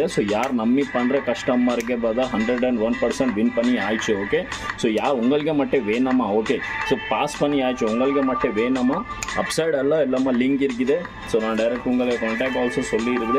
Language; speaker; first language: Tamil; non-native, local second language; Kannada